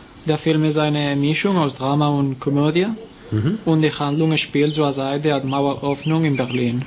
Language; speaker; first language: German; non-native, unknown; Catalan